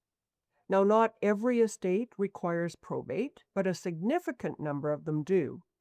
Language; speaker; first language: English; native; English